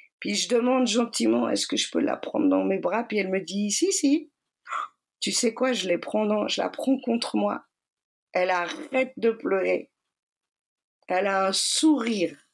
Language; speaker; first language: French; native; French